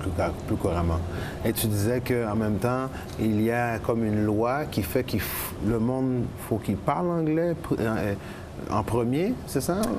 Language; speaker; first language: French; native; French